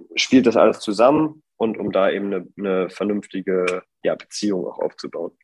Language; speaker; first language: German; native; German